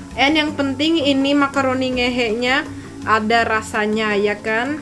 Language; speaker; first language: Indonesian; early bilingual, heritage; Indonesian